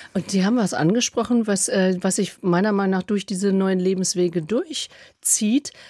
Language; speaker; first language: German; native; German